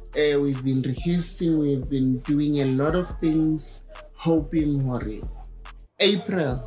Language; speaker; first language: English; non-native, local second language; Southern Sotho